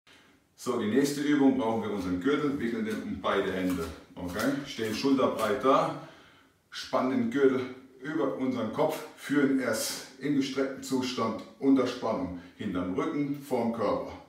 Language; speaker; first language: German; native; German